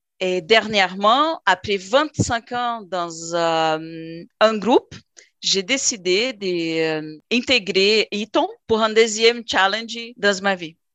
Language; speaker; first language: French; non-native, fluent; Portuguese